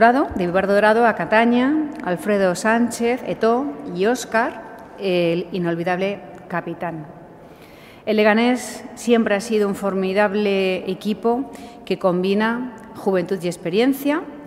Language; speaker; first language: Spanish; native; Spanish